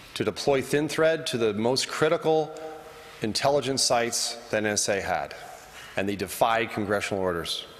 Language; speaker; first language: English; native; English